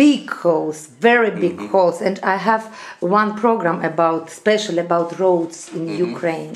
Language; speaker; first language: English; non-native, learner; Russian